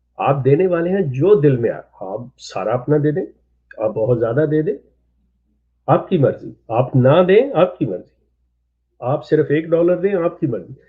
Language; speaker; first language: Urdu; native; Urdu